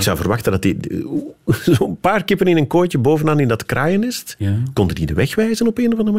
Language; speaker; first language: Dutch; native; Dutch